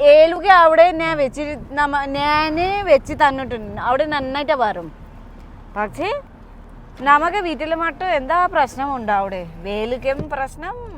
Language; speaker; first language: Malayalam; non-native, learner; Nepali